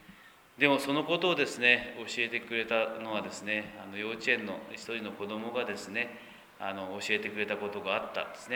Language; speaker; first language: Japanese; native; Japanese